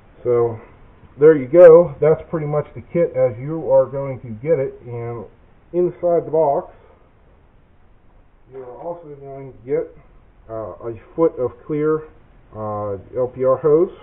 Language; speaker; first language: English; native; English